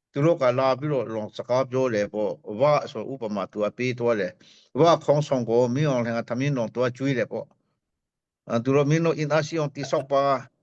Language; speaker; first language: Burmese; non-native, local second language; Hakha Chin